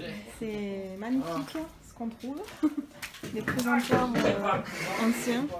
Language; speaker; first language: French; native; French